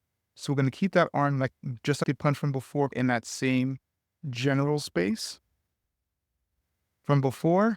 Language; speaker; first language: English; native; English